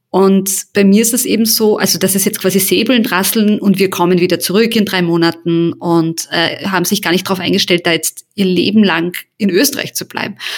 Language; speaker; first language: German; early bilingual, other home language; Bosnian